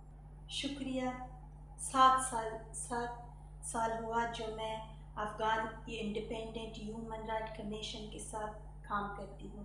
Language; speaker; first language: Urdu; non-native, learner; Persian